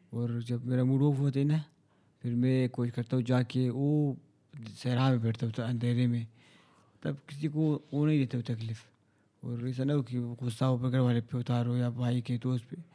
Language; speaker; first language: Urdu; non-native, local second language; Hazaragi